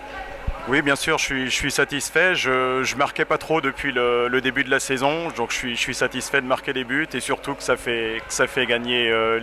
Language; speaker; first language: French; native; French